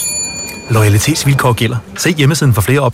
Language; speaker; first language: Danish; native; Danish